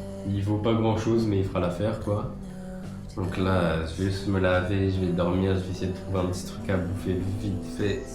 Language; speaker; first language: French; native; French